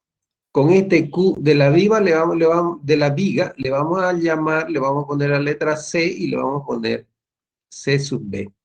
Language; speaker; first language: Spanish; native; Spanish